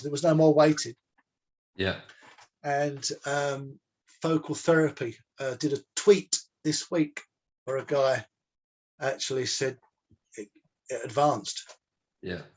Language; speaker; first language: English; native; English